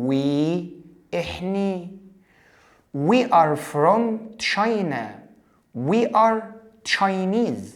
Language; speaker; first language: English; non-native, fluent; Arabic